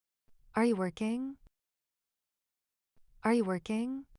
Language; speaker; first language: English; non-native, fluent; Portuguese